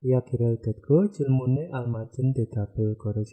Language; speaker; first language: Korean; non-native, fluent; Indonesian